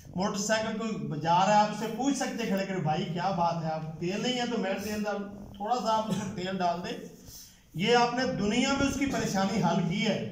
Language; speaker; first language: Urdu; non-native, local second language; Punjabi